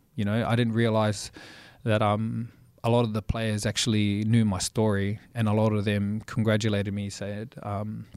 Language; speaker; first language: English; native; English